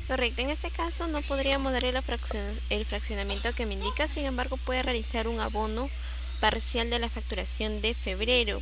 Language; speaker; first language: Spanish; native; Spanish